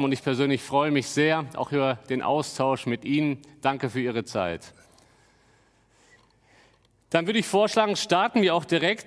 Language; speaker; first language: German; native; German